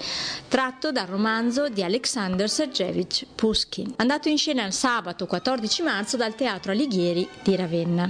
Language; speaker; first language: Italian; native; Italian